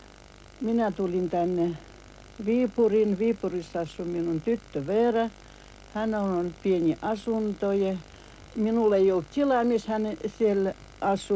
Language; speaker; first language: Finnish; early bilingual, heritage; Finnish